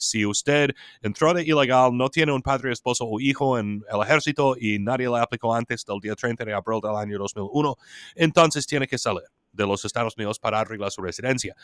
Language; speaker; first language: Spanish; non-native, fluent; English